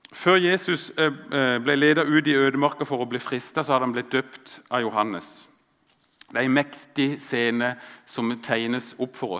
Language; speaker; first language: Norwegian; native; Norwegian